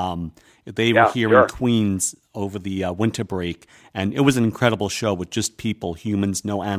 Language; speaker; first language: English; native; English